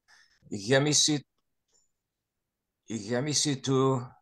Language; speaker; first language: Greek; non-native, learner; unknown